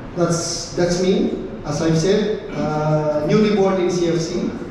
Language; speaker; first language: English; non-native, local second language; Filipino